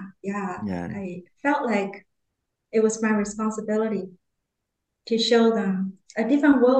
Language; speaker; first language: English; non-native, fluent; Chinese